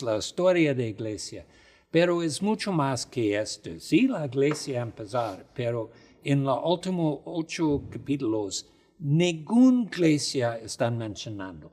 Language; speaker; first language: Spanish; non-native, fluent; English